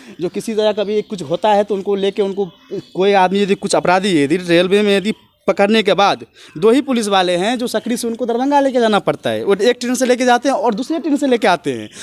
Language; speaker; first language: Hindi; native; Hindi